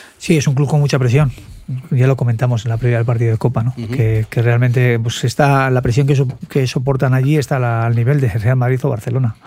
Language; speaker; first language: Spanish; native; Spanish